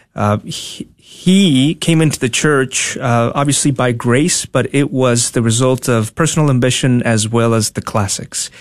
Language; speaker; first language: English; non-native, fluent; Spanish